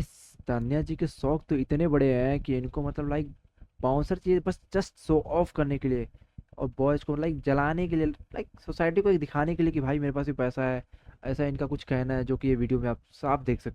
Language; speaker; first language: Hindi; native; Hindi